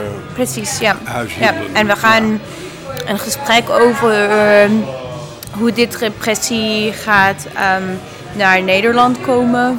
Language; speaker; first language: Dutch; non-native, learner; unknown